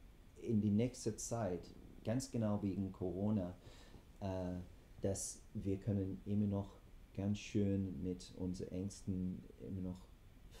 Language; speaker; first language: German; non-native, fluent; English